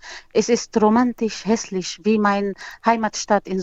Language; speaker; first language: German; non-native, learner; Arabic